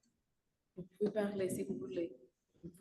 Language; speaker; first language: French; non-native, learner; Spanish